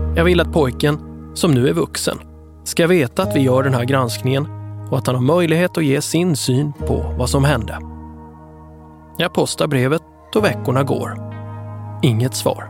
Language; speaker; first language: Swedish; native; Swedish